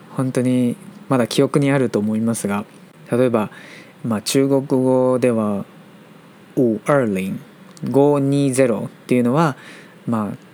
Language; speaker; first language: Japanese; non-native, fluent; Chinese